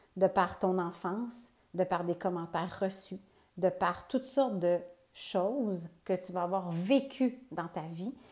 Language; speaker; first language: French; native; French